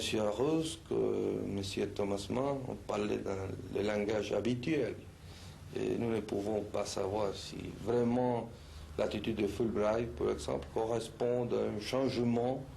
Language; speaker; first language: French; non-native, fluent; Spanish